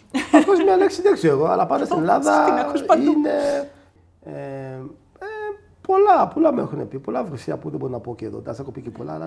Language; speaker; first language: Greek; non-native, learner; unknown